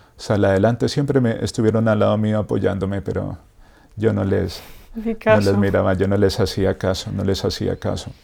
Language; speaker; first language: Spanish; native; Spanish